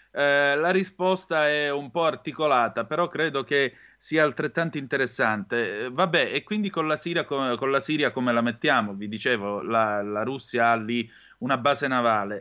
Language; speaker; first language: Italian; native; Italian